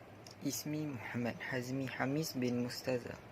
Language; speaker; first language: Arabic; non-native, learner; Malay